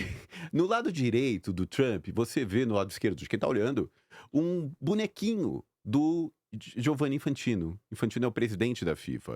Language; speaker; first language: Portuguese; native; Portuguese